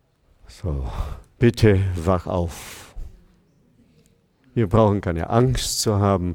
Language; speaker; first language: German; non-native, fluent; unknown